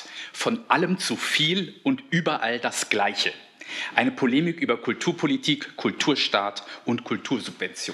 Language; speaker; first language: German; native; German